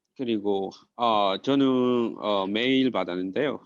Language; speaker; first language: Korean; non-native, fluent; Burmese